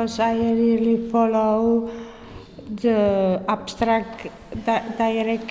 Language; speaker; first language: English; non-native, learner; Czech